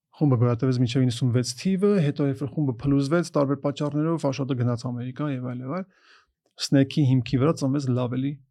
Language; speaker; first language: Armenian; native; Armenian